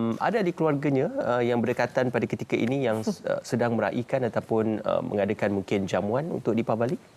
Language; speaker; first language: Malay; native; Malay